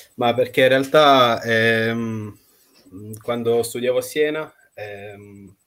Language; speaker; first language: Italian; non-native, fluent; Russian